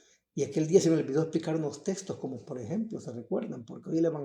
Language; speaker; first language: Spanish; native; Spanish